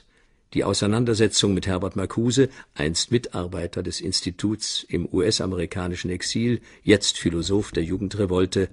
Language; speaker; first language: German; native; German